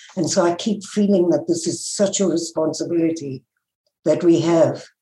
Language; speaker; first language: English; native; English